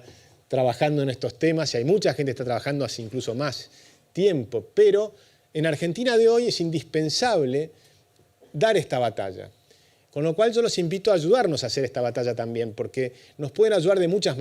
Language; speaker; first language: Spanish; native; Spanish